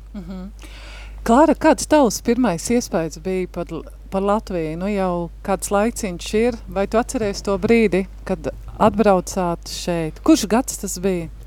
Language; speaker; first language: Latvian; native; Latvian